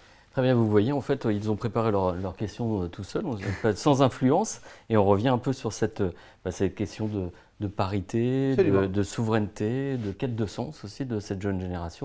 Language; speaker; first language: French; native; French